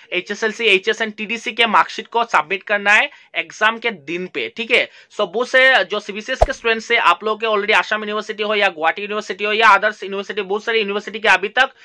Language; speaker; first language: Hindi; non-native, local second language; Bangla